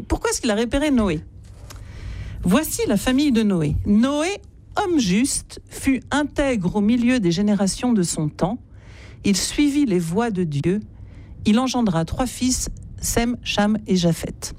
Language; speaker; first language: French; native; French